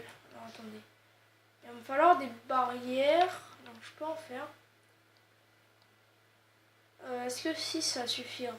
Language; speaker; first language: French; native; French